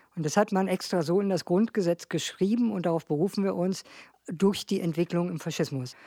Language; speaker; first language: German; native; German